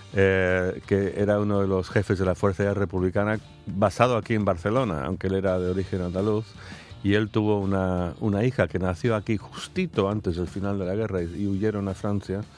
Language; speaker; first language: Spanish; non-native, fluent; English